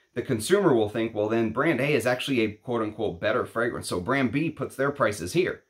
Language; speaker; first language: English; non-native, fluent; Arabic